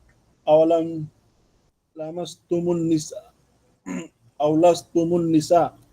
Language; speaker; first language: Arabic; non-native, fluent; Malay